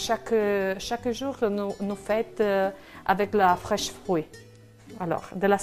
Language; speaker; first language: French; non-native, learner; Slovak